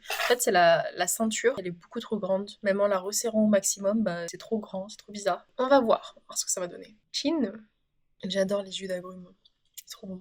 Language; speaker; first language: French; native; French